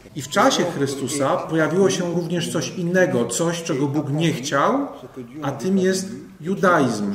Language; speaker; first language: Polish; native; Polish